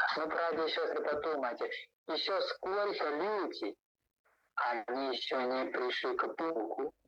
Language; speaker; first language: Russian; non-native, learner; Chinese